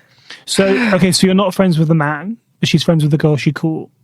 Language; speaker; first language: English; native; English